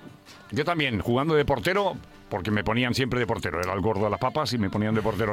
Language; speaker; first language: Spanish; native; Spanish